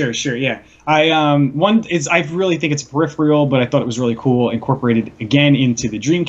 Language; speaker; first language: English; native; English